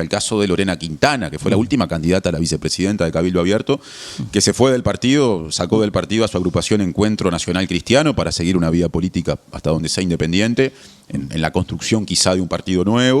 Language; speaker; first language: Spanish; native; Spanish